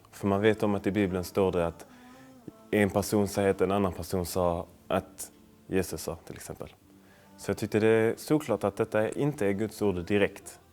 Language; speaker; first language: Swedish; native; Swedish